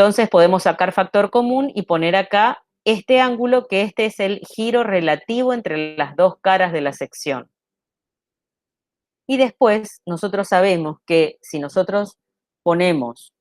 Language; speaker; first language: Spanish; native; Spanish